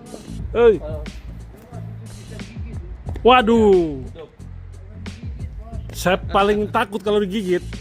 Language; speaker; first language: Indonesian; native; Indonesian